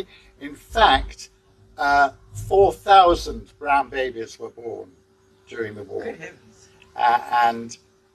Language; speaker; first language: English; native; English